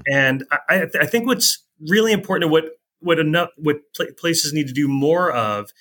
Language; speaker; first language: English; native; English